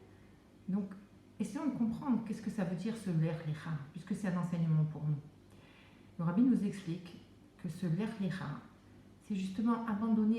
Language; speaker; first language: French; native; French